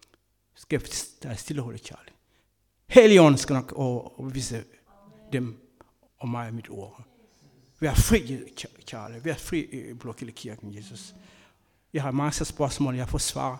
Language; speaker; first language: Danish; non-native, fluent; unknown